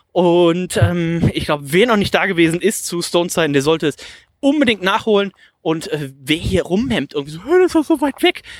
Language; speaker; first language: German; native; German